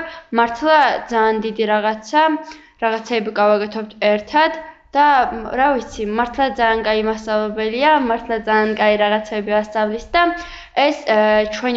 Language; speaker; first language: Georgian; non-native, local second language; Azerbaijani